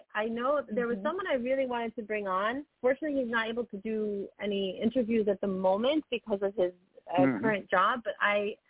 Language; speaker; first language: English; native; English